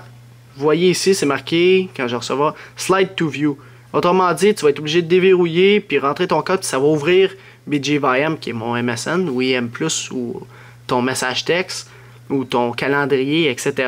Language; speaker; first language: French; native; French